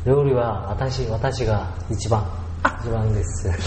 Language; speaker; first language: Japanese; non-native, learner; Korean